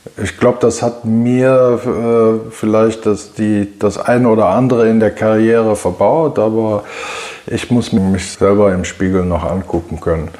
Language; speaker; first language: German; native; German